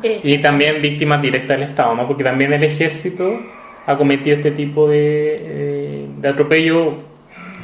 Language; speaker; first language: Spanish; native; Spanish